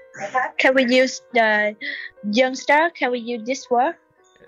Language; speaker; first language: English; non-native, learner; Vietnamese